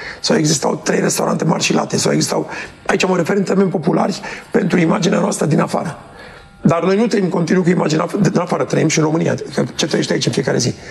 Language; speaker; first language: Romanian; early bilingual, heritage; Romanian